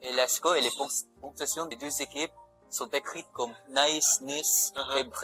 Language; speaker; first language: French; non-native, learner; Filipino